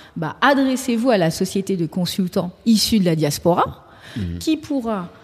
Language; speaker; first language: French; early bilingual, other home language; Kabuverdianu